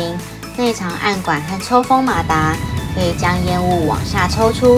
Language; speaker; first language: Chinese; native; Chinese